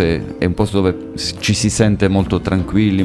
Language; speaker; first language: Italian; native; Italian